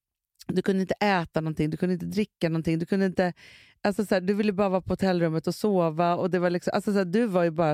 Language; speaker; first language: Swedish; native; Swedish